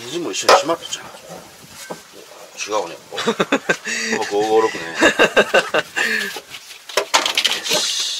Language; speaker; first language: Japanese; native; Japanese